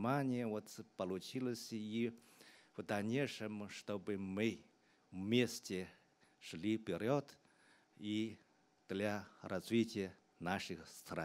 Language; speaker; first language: Russian; non-native, fluent; Chinese